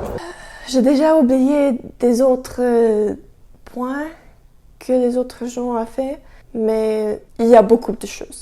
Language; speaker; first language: French; non-native, learner; Russian